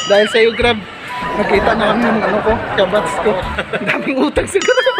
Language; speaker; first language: Filipino; non-native, local second language; Hiligaynon